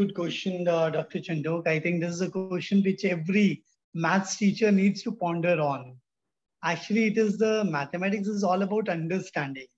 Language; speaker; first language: English; non-native, local second language; Hindi